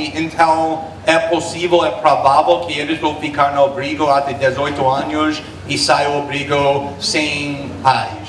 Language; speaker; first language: Portuguese; non-native, fluent; English